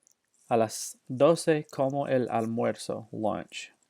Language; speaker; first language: Spanish; non-native, fluent; English